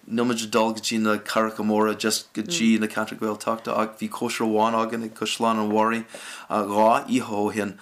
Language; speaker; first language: Irish; non-native, fluent; English